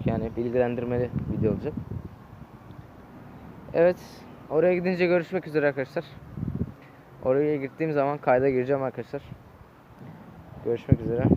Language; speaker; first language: Turkish; native; Turkish